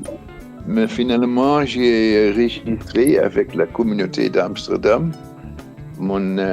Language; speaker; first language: French; non-native, fluent; Dutch